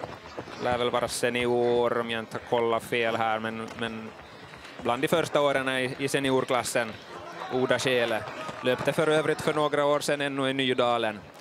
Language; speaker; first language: Swedish; native; Swedish